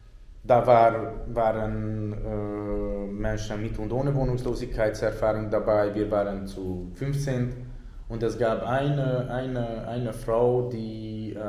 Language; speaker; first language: German; non-native, fluent; Hungarian